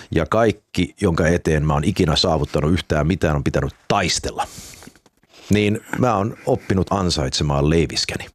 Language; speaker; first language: Finnish; early bilingual, heritage; Finnish